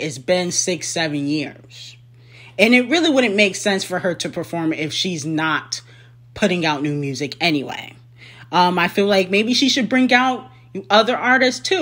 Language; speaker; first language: English; native; English